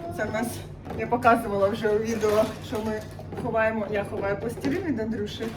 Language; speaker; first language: Ukrainian; non-native, local second language; Russian